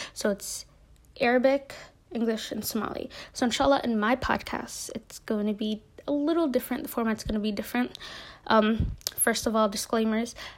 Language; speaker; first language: English; native; English